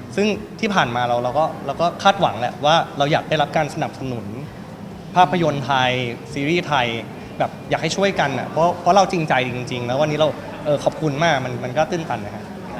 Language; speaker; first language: Thai; native; Thai